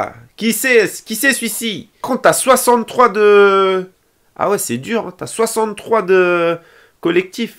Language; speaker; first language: French; native; French